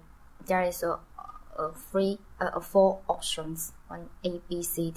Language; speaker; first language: English; non-native, learner; Chinese